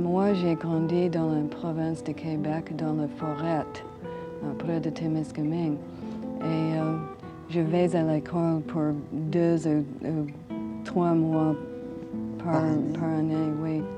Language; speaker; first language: French; non-native, learner; English